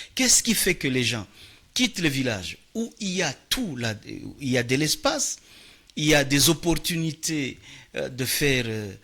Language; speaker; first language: French; non-native, local second language; Swahili